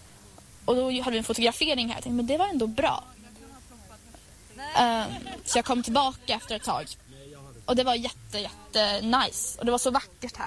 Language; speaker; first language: Swedish; native; Swedish